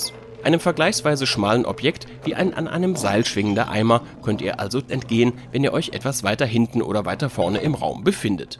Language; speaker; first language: German; native; German